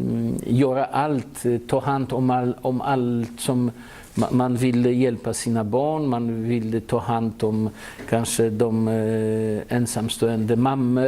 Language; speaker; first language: Swedish; non-native, fluent; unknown